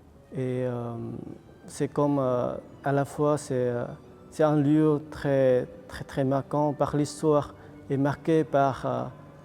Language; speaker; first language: French; non-native, fluent; Vietnamese